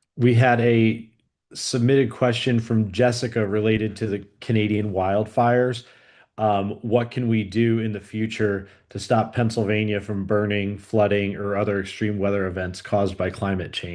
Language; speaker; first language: English; native; English